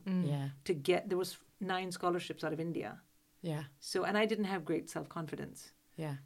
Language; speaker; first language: English; non-native, local second language; Hindi